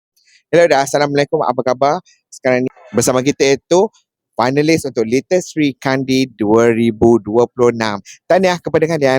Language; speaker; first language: Malay; native; Malay